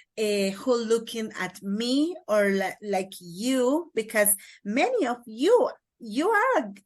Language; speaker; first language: English; non-native, learner; Kaqchikel